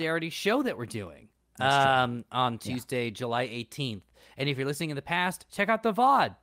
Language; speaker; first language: English; native; English